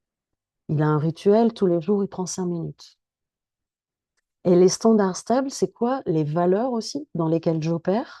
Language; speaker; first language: French; native; French